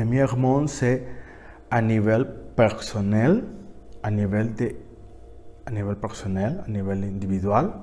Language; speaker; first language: French; non-native, learner; Spanish